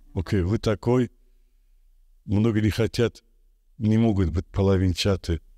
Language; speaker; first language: Russian; non-native, local second language; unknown